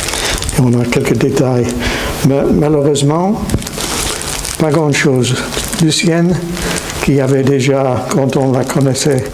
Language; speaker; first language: French; non-native, fluent; English